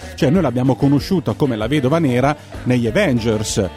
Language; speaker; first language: Italian; native; Italian